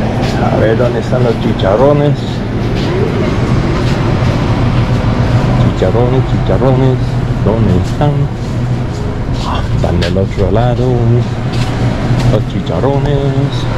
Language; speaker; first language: Spanish; non-native, learner; English